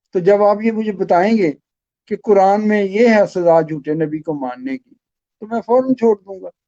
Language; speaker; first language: Urdu; non-native, local second language; Pashto